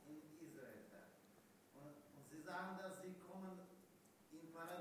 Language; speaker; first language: German; non-native, learner; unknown